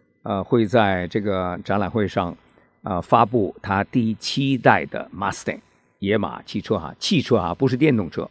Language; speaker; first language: Chinese; native; Chinese